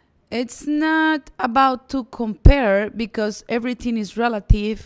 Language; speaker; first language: English; non-native, fluent; Spanish